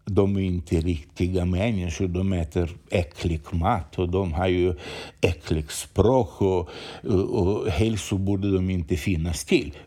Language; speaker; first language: Swedish; non-native, fluent; Ukrainian